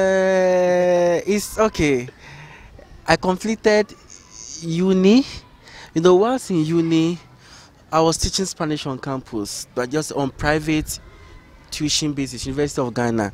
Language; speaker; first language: English; non-native, local second language; Ga